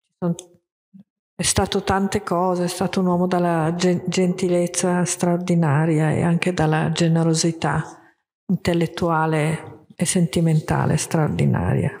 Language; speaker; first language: Italian; native; Italian